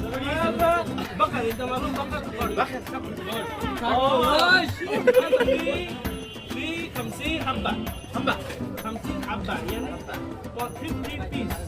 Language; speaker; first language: Arabic; non-native, learner; Bangla